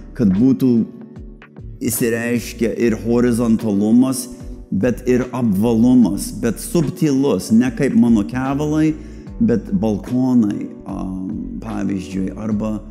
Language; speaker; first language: Lithuanian; early bilingual, heritage; English